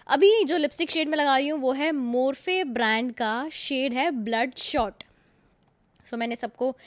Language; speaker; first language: Hindi; non-native, local second language; Gujarati